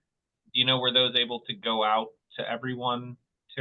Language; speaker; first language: English; native; English